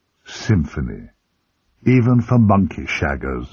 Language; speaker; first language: English; native; English